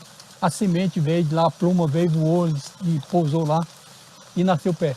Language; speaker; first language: Portuguese; native; Portuguese